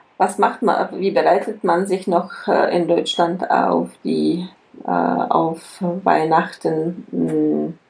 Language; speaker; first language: German; non-native, fluent; Czech